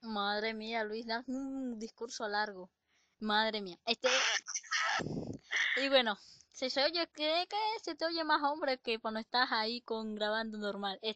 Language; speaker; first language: Spanish; native; Spanish